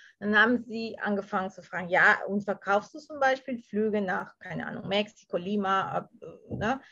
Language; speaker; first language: German; non-native, fluent; Spanish